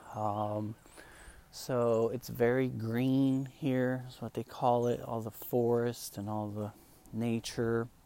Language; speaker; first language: English; non-native, fluent; Spanish